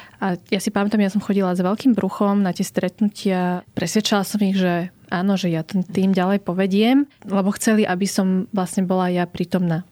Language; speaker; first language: Slovak; native; Slovak